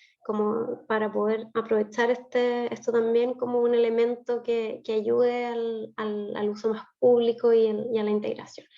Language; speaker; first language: Spanish; native; Spanish